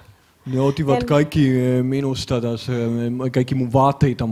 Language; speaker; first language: Finnish; non-native, learner; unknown